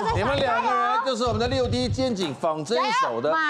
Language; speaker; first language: Chinese; native; Chinese